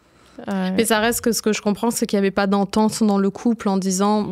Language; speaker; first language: French; native; French